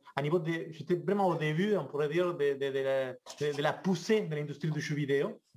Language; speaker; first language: French; non-native, fluent; Spanish